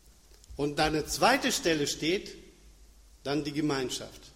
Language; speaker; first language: German; non-native, fluent; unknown